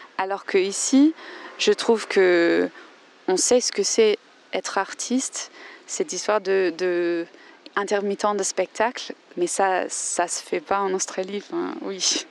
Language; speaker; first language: French; non-native, fluent; English